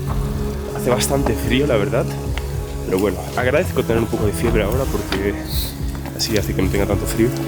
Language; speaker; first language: Spanish; native; Spanish